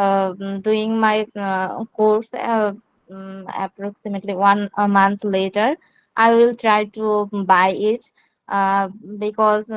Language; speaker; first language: English; non-native, learner; Bangla